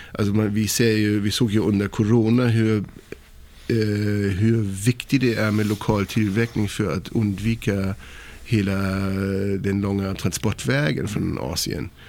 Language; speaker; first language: Swedish; non-native, fluent; German